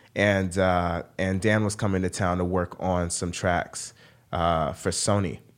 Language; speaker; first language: English; native; English